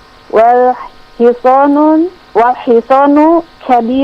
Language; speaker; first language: Arabic; non-native, learner; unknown